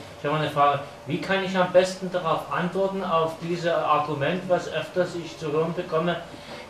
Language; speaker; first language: German; native; German